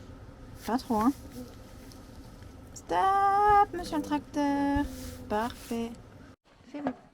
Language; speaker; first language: French; native; French